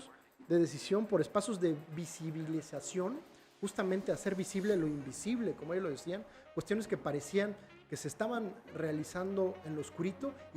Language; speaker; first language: Spanish; native; Spanish